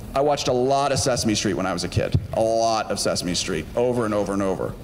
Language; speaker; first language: English; native; English